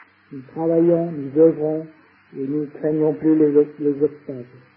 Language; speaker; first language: French; non-native, fluent; Vietnamese